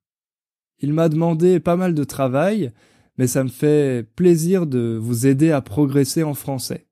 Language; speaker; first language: French; native; French